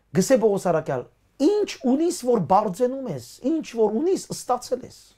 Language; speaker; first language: Armenian; early bilingual, heritage; Armenian